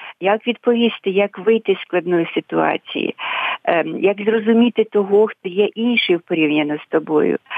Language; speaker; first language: Ukrainian; native; Ukrainian